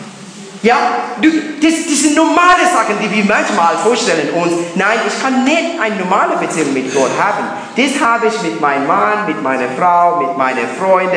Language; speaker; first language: German; non-native, learner; English